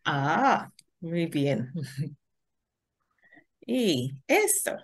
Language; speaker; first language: Spanish; non-native, learner; English